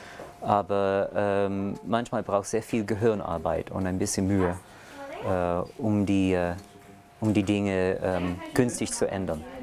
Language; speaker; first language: German; non-native, fluent; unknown